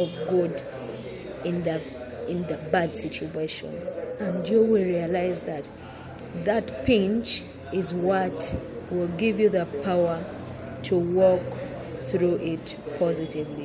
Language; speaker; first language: English; non-native, local second language; Ganda